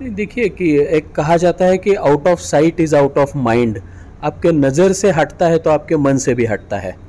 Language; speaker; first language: Hindi; non-native, local second language; Marathi